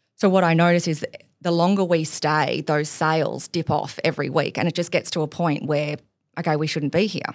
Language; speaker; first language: English; native; English